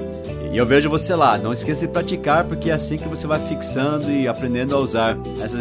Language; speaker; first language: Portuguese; non-native, fluent; English